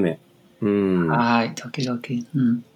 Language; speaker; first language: Japanese; non-native, learner; English